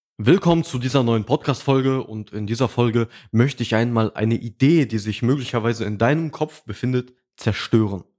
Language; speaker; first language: German; early bilingual, other home language; Russian